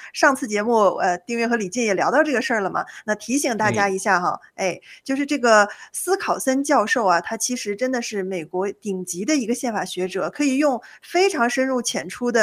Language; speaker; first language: Chinese; native; Chinese